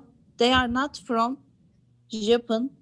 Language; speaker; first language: English; non-native, learner; Turkish